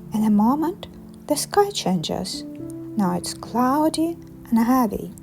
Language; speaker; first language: English; non-native, fluent; Ukrainian